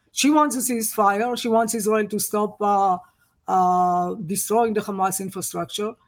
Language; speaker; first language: English; non-native, fluent; Hebrew